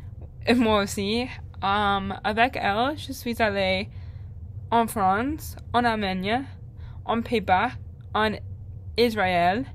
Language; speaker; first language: French; non-native, learner; English